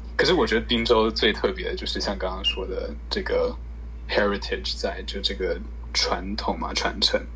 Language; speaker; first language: Chinese; early bilingual, heritage; Chinese